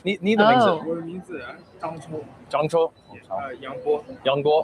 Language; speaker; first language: Chinese; non-native, learner; English